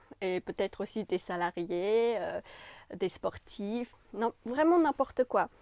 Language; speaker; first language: French; non-native, fluent; Chinese